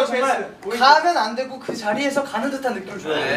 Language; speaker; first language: Korean; native; Korean